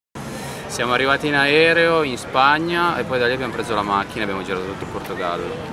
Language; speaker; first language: Italian; native; Italian